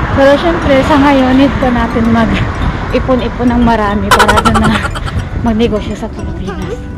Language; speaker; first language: Filipino; native; Filipino